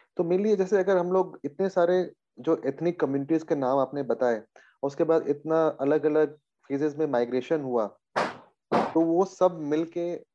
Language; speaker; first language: Hindi; native; Hindi